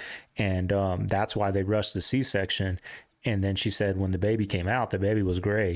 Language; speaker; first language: English; native; English